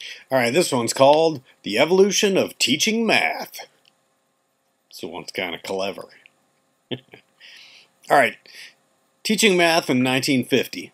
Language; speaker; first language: English; native; English